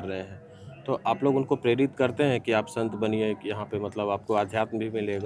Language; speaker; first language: Hindi; native; Hindi